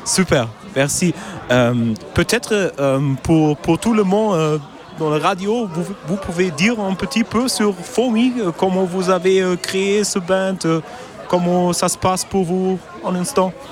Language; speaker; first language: French; non-native, learner; German